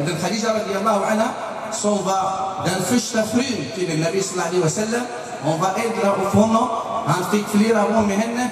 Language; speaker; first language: Swedish; non-native, fluent; Arabic